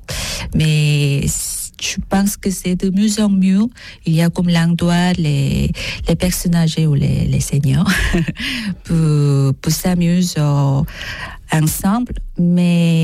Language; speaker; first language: French; non-native, learner; Korean